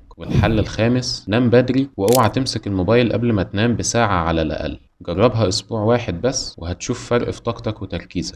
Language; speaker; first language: Arabic; native; Arabic